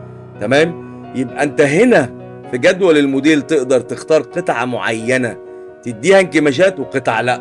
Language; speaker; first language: Arabic; native; Arabic